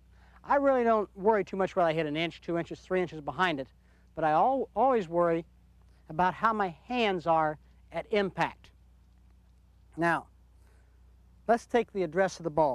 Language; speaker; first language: English; native; English